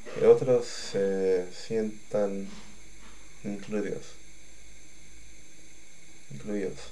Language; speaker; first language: Spanish; non-native, learner; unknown